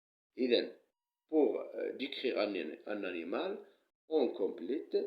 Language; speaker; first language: French; non-native, local second language; Arabic